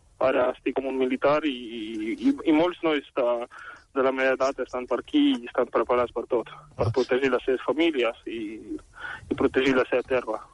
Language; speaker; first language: Catalan; non-native, fluent; Ukrainian